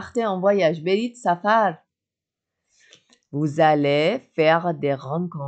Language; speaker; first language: French; non-native, fluent; Persian